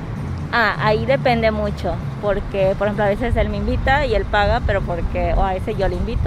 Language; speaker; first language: Spanish; native; Spanish